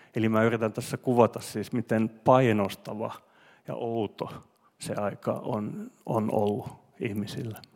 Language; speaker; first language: Finnish; non-native, local second language; Swedish